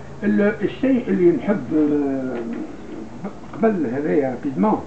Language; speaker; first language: Arabic; native; Arabic